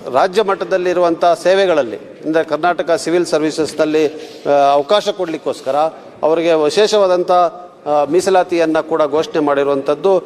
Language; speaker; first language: Kannada; non-native, local second language; Kodava